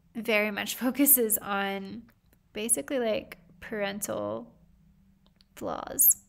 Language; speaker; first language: English; native; English